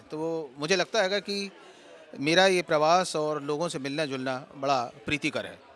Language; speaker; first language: Hindi; native; Hindi